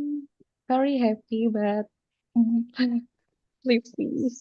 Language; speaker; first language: English; non-native, learner; Indonesian